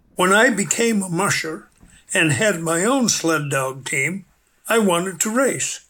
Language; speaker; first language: English; native; English